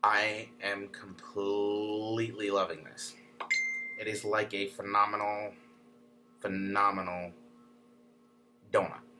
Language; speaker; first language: English; native; English